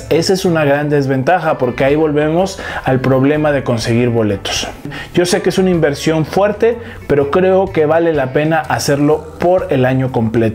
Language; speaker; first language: Spanish; native; Spanish